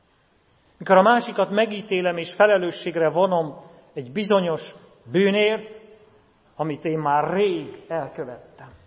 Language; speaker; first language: Hungarian; native; Hungarian